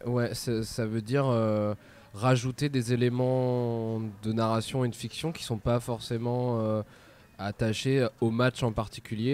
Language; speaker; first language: French; native; French